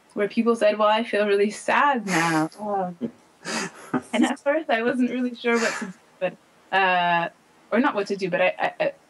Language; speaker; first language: English; native; English